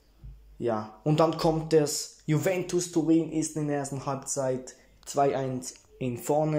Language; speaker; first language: German; early bilingual, heritage; Italian